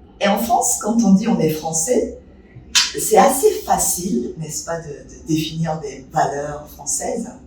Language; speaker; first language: French; non-native, fluent; Japanese